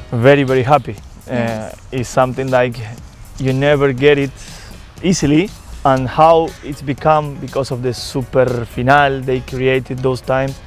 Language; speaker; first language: English; non-native, fluent; Spanish